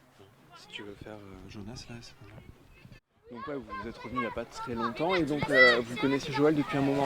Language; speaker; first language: French; native; French